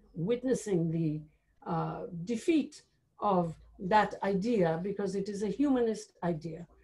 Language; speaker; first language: English; non-native, local second language; Bangla